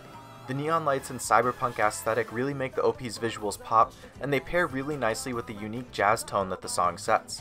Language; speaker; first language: English; native; English